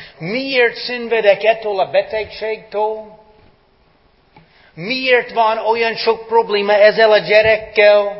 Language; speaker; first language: Hungarian; non-native, fluent; English